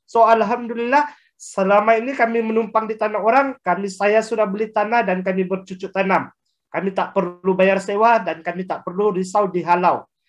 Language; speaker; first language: Malay; native; Malay